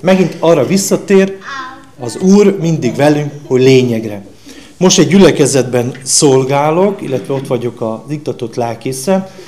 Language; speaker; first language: Hungarian; non-native, fluent; Slovenian